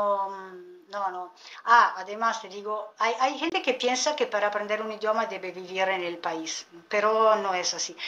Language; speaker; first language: Spanish; non-native, fluent; Italian